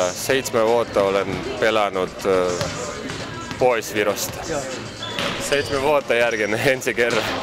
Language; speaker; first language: Finnish; non-native, learner; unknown